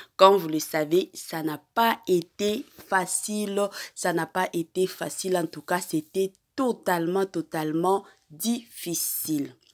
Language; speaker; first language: French; non-native, local second language; Lingala